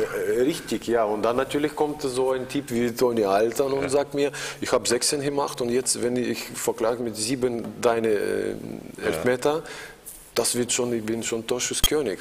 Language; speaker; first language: German; non-native, learner; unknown